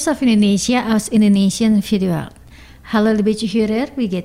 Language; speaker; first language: German; non-native, fluent; Indonesian